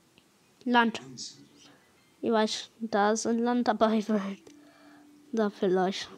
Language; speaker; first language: German; non-native, learner; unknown